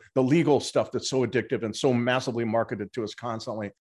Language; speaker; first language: English; native; English